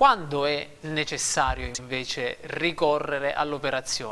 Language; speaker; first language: Italian; native; Italian